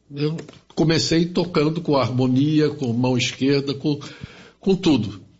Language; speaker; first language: Portuguese; early bilingual, other home language; German